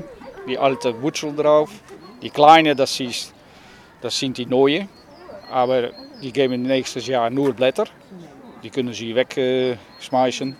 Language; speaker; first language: German; non-native, learner; Dutch